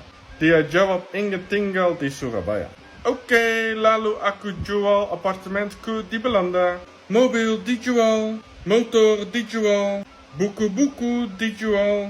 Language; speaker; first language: Indonesian; non-native, fluent; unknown